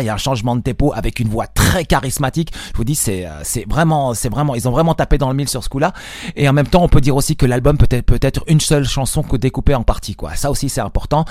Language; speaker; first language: French; native; French